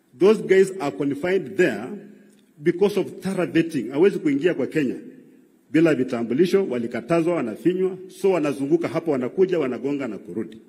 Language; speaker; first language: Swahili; non-native, local second language; Luyia